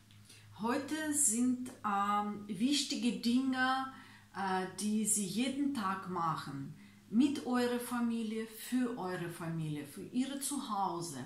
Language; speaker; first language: German; non-native, fluent; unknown